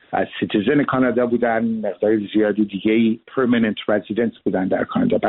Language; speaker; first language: Persian; early bilingual, heritage; Persian